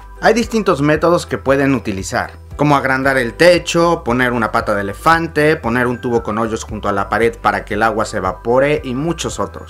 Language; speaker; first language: Spanish; native; Spanish